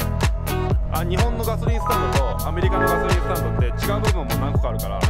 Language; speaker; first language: Japanese; native; Japanese